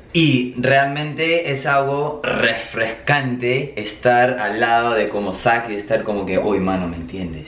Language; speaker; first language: Spanish; non-native, fluent; English